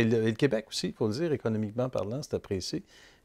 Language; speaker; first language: French; native; French